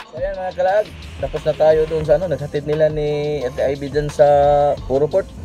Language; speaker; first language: Filipino; non-native, local second language; Cebuano